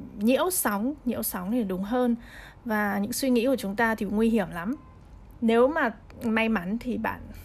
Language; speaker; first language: Vietnamese; early bilingual, heritage; Vietnamese